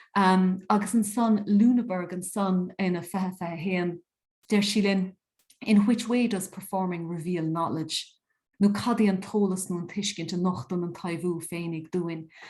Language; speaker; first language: Irish; native; Irish